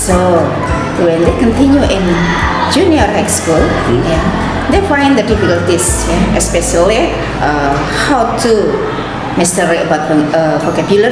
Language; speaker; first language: English; non-native, learner; Indonesian